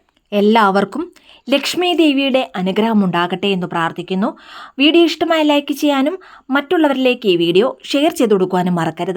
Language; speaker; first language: Malayalam; native; Malayalam